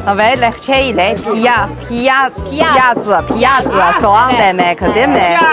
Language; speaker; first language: Turkish; non-native, learner; Chinese